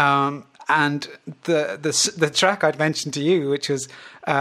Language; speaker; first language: English; native; English